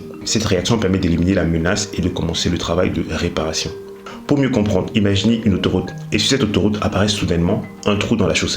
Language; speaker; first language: French; native; French